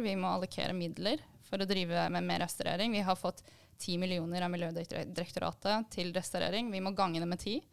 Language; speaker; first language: Norwegian; native; Norwegian